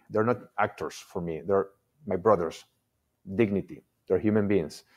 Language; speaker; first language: English; non-native, fluent; Spanish